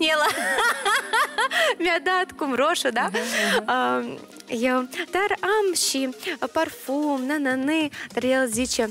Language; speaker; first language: Romanian; non-native, local second language; Russian